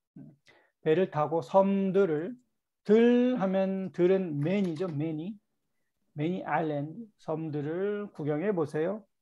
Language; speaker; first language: Korean; native; Korean